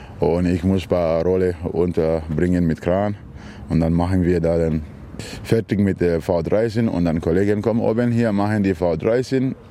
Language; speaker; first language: German; non-native, learner; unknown